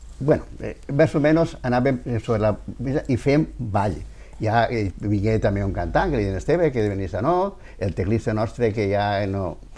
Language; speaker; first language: Catalan; native; Catalan